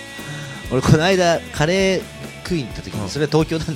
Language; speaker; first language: Japanese; native; Japanese